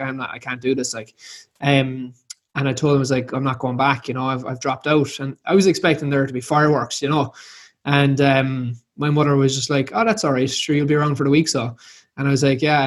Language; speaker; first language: English; native; English